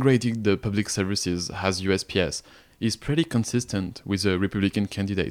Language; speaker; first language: English; non-native, fluent; French